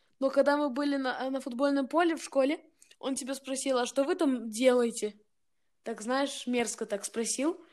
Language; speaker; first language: Russian; early bilingual, heritage; Russian